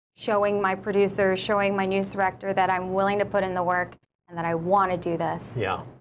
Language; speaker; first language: English; native; English